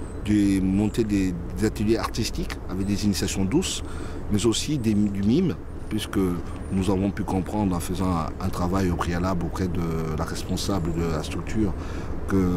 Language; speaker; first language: French; native; French